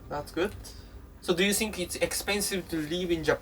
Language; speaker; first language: English; non-native, learner; Japanese